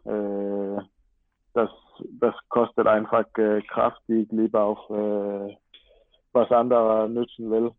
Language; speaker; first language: German; non-native, fluent; Danish